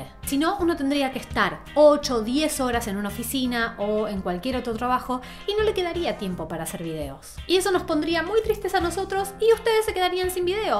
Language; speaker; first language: Spanish; native; Spanish